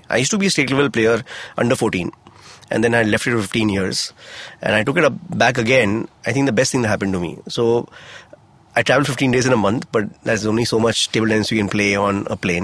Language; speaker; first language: English; non-native, local second language; Hindi